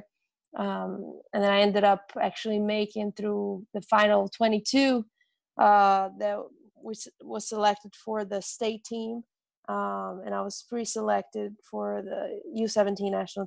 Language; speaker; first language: English; non-native, fluent; Portuguese